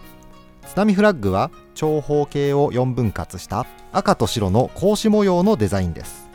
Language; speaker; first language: Japanese; native; Japanese